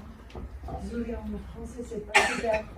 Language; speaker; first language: French; non-native, learner; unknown